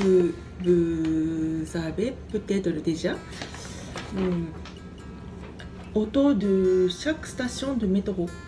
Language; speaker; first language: French; non-native, fluent; Japanese